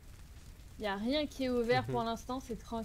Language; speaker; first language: French; native; French